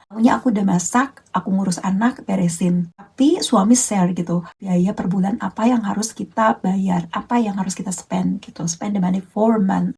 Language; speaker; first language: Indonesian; native; Indonesian